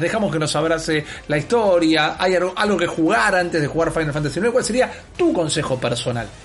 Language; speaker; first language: Spanish; native; Spanish